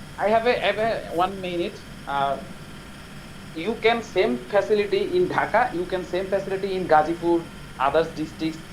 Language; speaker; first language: English; non-native, learner; Bangla